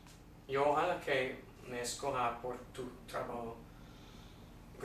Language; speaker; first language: Spanish; non-native, learner; English